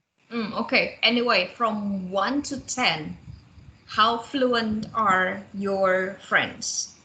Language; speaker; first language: English; non-native, fluent; Indonesian